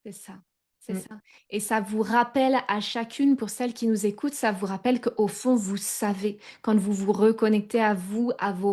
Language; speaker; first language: French; native; French